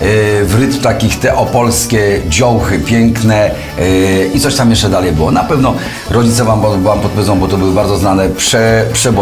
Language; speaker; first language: Polish; native; Polish